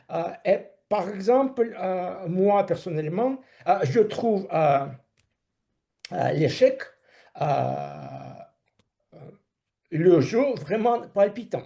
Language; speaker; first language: French; non-native, fluent; Russian